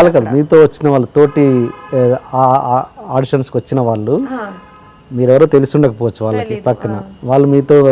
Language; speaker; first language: Telugu; native; Telugu